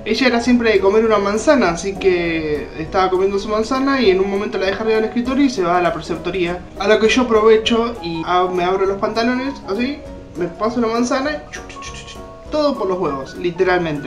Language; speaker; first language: Spanish; native; Spanish